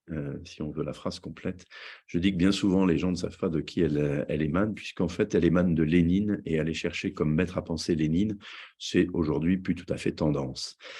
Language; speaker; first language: French; native; French